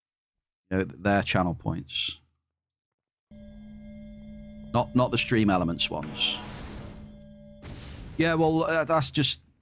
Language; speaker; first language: English; native; English